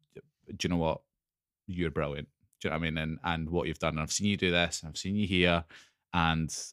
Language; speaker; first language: English; native; English